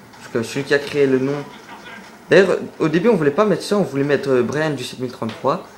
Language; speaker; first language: French; native; French